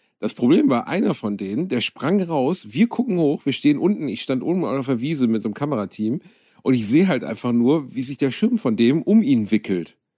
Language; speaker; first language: German; native; German